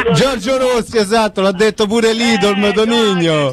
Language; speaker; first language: Italian; native; Italian